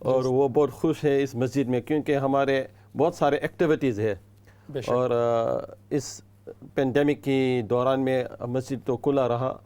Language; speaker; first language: Urdu; non-native, learner; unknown